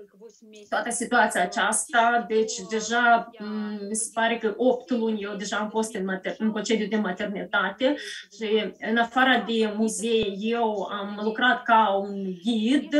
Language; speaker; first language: Romanian; early bilingual, heritage; Romanian